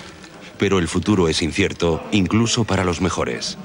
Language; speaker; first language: Spanish; native; Spanish